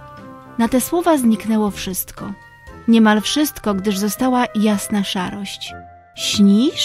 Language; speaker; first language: Polish; native; Polish